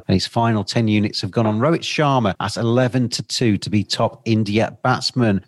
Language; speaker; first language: English; native; English